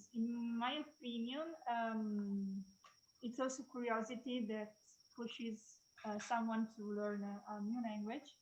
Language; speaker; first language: English; non-native, fluent; Italian